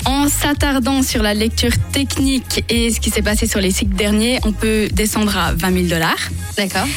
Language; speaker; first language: French; native; French